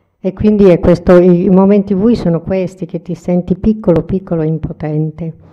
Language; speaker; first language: Italian; native; Italian